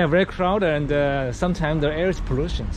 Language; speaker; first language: English; non-native, learner; Chinese